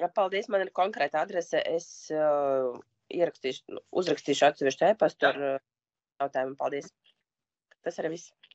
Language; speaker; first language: Latvian; non-native, local second language; Russian